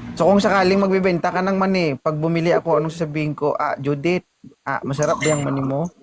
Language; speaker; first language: Filipino; native; Filipino